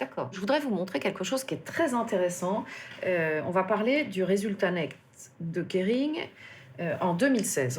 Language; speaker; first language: French; native; French